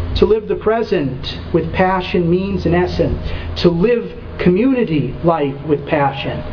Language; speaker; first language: English; native; English